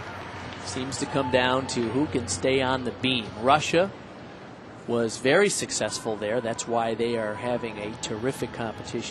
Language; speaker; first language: English; native; English